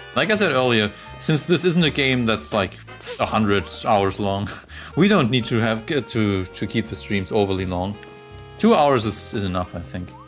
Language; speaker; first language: English; non-native, fluent; German